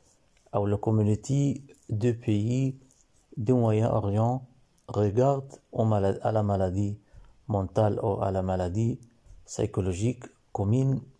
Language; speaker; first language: French; non-native, learner; Arabic